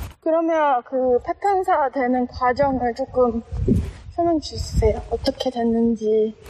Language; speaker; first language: Korean; early bilingual, heritage; Korean